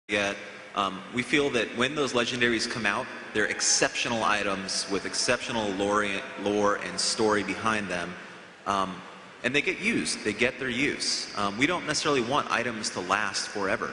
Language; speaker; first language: English; native; English